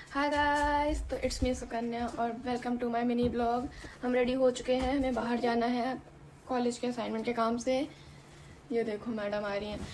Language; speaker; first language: Hindi; non-native, local second language; Bangla